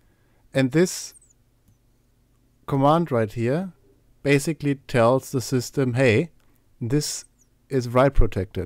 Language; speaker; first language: English; non-native, fluent; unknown